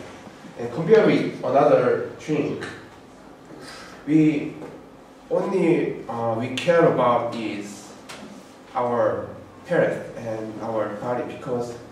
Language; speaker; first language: English; non-native, learner; Korean